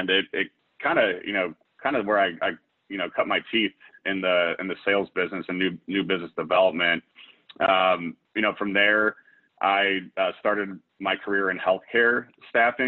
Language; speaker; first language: English; native; English